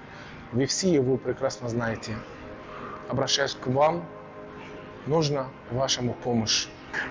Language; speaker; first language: Russian; non-native, learner; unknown